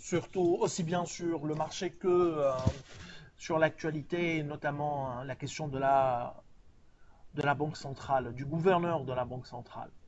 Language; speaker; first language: French; non-native, local second language; Arabic